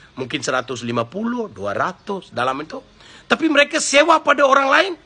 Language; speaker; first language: Malay; non-native, local second language; Tamil